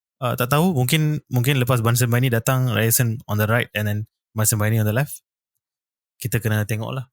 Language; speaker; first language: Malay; native; Malay